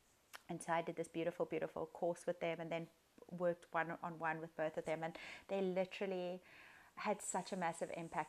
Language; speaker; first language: English; native; English